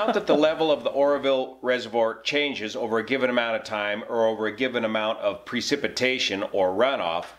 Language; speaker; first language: English; native; English